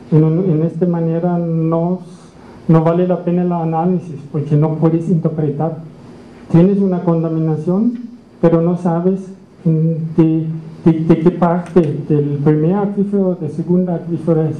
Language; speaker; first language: Spanish; non-native, fluent; German